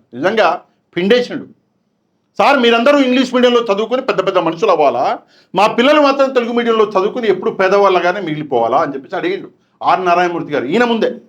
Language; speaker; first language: Telugu; non-native, local second language; Urdu